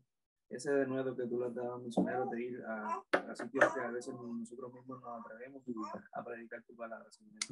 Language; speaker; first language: Spanish; native; Spanish